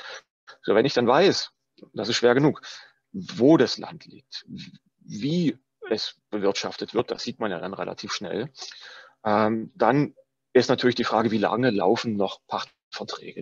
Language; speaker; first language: German; native; German